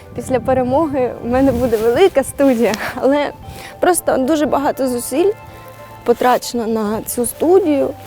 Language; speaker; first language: Ukrainian; native; Ukrainian